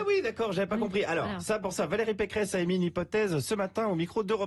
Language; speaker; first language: French; native; French